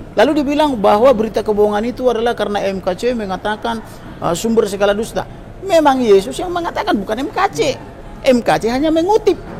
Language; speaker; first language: Indonesian; non-native, local second language; Batak Toba